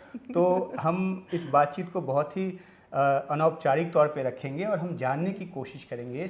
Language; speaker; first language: Hindi; native; Hindi